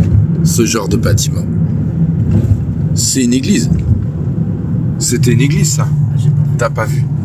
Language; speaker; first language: French; native; French